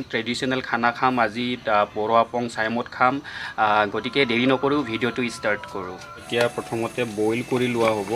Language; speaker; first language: Assamese; non-native, local second language; Mising